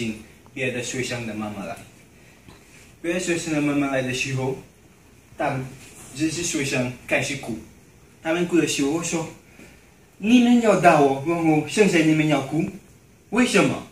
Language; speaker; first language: Chinese; non-native, learner; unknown